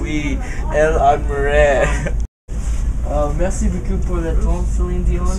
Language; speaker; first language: French; non-native, learner; English